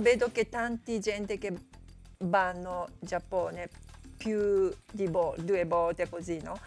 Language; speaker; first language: Italian; non-native, learner; Japanese